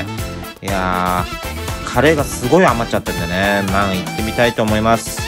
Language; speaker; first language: Japanese; native; Japanese